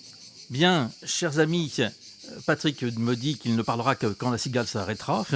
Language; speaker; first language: French; native; French